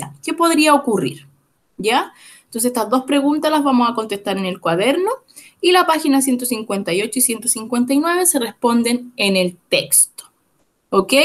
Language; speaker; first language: Spanish; native; Spanish